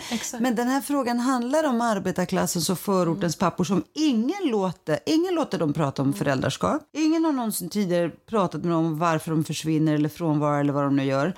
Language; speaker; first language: Swedish; early bilingual, other home language; Greek